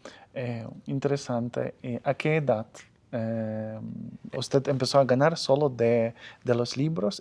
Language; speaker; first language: Spanish; non-native, fluent; Ukrainian